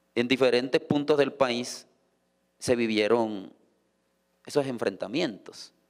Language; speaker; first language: Spanish; native; Spanish